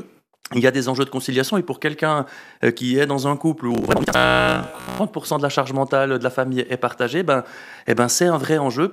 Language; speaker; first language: French; native; French